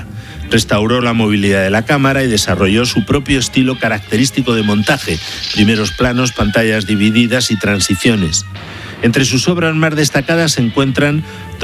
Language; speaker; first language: Spanish; native; Spanish